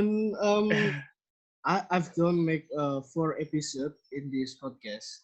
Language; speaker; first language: English; non-native, learner; Indonesian